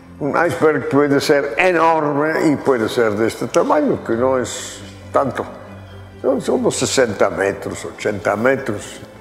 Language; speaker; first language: Spanish; non-native, fluent; Dutch